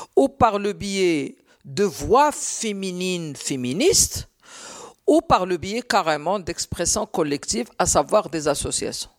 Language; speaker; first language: French; non-native, local second language; Arabic